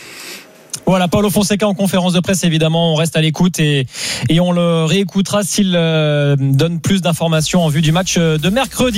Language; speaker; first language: French; native; French